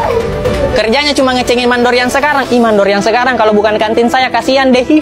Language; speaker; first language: Indonesian; native; Indonesian